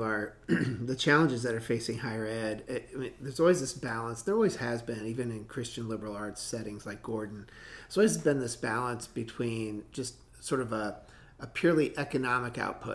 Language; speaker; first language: English; native; English